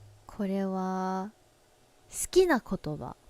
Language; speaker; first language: Japanese; non-native, learner; English